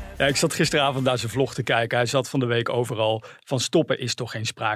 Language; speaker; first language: Dutch; native; Dutch